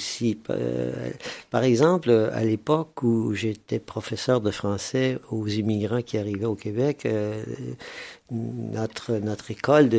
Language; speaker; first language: French; native; French